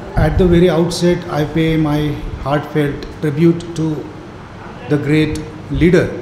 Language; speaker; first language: English; non-native, local second language; Marathi